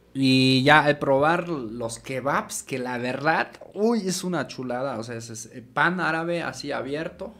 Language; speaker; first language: Spanish; native; Spanish